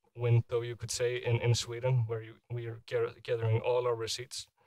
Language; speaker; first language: English; non-native, fluent; Icelandic